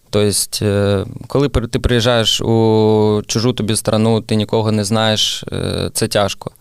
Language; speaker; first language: Ukrainian; non-native, local second language; Russian